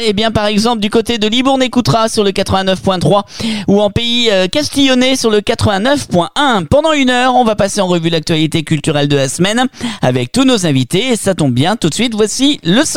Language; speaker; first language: French; native; French